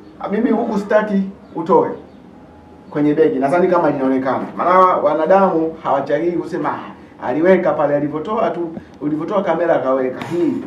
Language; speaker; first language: Swahili; native; Swahili